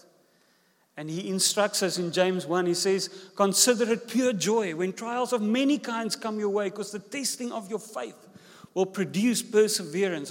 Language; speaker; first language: English; non-native, local second language; Afrikaans